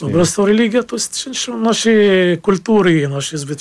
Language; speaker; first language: Polish; non-native, fluent; Arabic